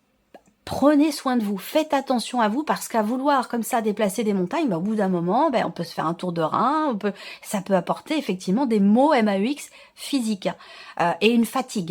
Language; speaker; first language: French; native; French